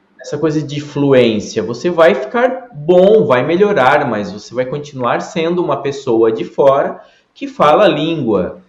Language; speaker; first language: Portuguese; native; Portuguese